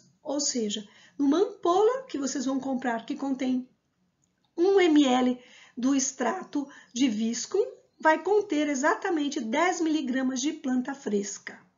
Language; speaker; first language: Portuguese; native; Portuguese